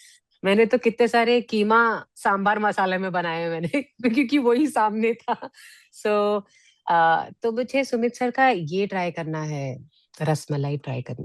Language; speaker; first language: Hindi; native; Hindi